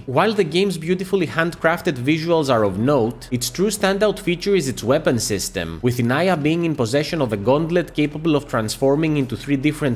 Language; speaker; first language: English; native; English